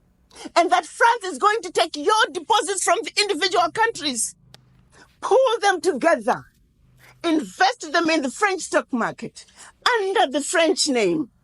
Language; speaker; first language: English; non-native, local second language; Shona